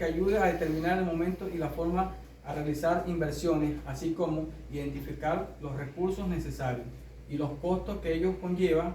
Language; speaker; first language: Spanish; native; Spanish